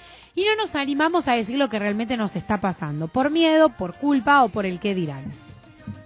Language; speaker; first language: Spanish; native; Spanish